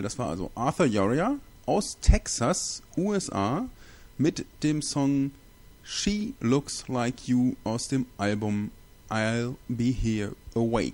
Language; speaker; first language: German; native; German